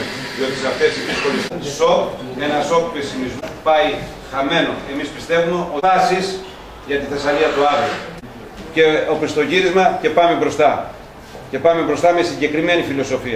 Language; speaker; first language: Greek; native; Greek